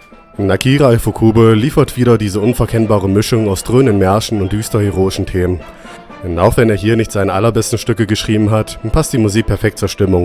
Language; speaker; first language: German; native; German